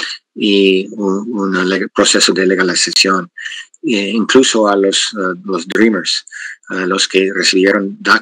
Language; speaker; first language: Spanish; non-native, fluent; English